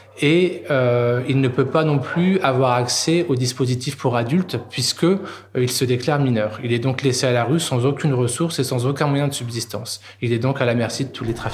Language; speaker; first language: French; native; French